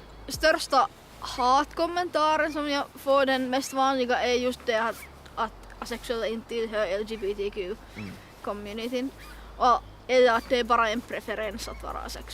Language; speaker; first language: Swedish; non-native, local second language; Finnish